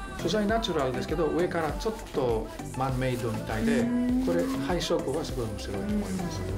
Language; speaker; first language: Japanese; non-native, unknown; Greek